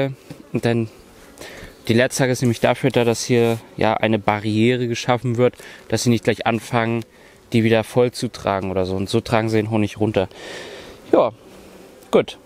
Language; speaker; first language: German; native; German